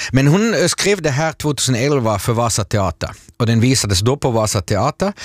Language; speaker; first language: Swedish; native; Swedish